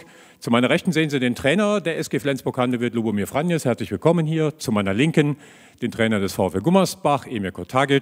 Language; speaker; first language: German; native; German